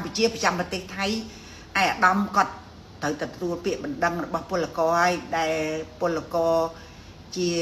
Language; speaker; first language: Khmer; native; Khmer